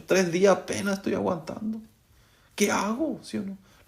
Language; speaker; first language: Spanish; native; Spanish